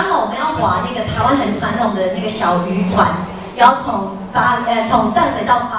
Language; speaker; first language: Chinese; early bilingual, heritage; Chinese